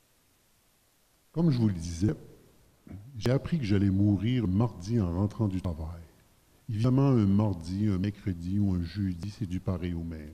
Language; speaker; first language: French; native; French